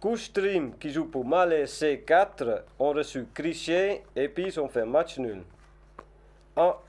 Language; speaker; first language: French; non-native, learner; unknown